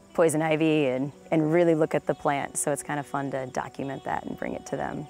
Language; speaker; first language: English; native; English